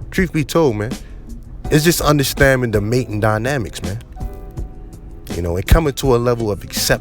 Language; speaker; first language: English; native; English